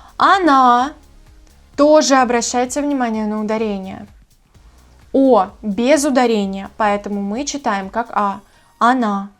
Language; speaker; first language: Russian; native; Russian